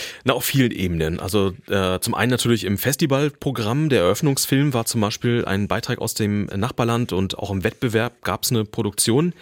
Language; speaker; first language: German; native; German